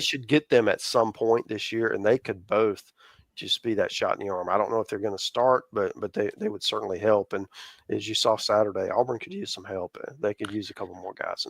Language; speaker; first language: English; native; English